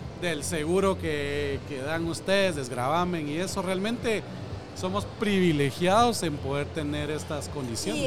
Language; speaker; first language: Spanish; native; Spanish